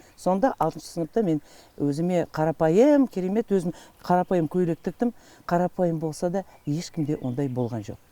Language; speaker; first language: Kazakh; native; Kazakh